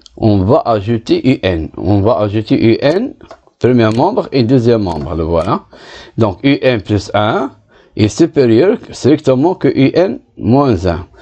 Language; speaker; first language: French; non-native, local second language; Arabic